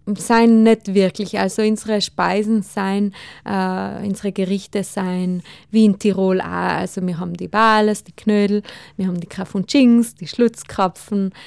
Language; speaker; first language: German; non-native, local second language; Ladin